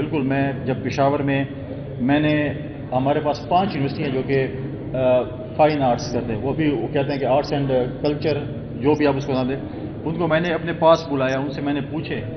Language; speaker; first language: Urdu; non-native, local second language; Saraiki